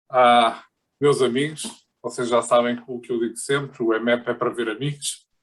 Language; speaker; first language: Portuguese; native; Portuguese